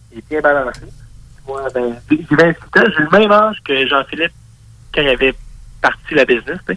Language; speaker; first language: French; native; French